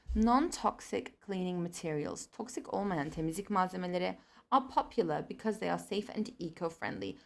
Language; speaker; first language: English; non-native, fluent; Turkish